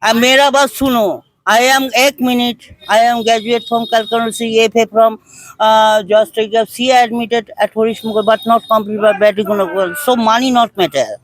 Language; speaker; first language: Hindi; non-native, local second language; Bangla